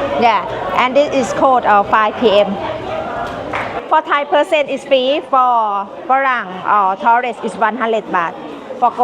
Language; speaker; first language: English; non-native, learner; Thai